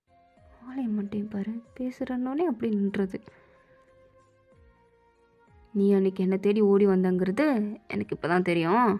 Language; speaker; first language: Tamil; native; Tamil